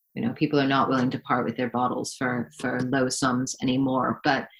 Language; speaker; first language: English; native; English